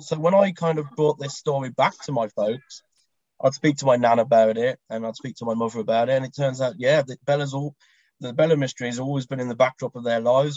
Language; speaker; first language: English; native; English